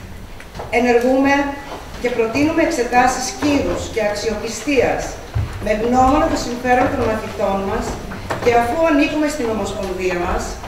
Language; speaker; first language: Greek; native; Greek